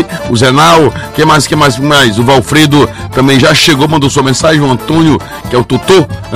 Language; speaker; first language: Portuguese; native; Portuguese